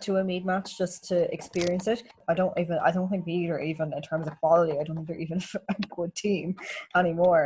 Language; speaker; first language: English; native; English